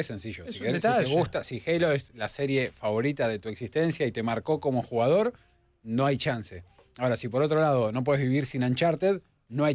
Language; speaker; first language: Spanish; native; Spanish